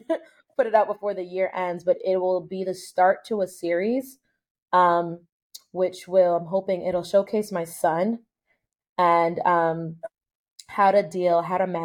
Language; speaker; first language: English; native; English